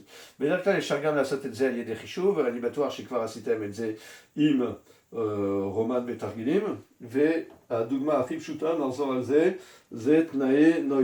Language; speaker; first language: Hebrew; non-native, fluent; French